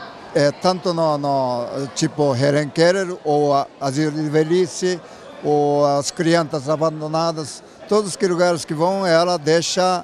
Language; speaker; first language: Portuguese; non-native, learner; Japanese